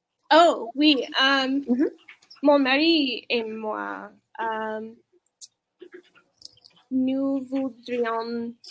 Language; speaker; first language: French; non-native, learner; English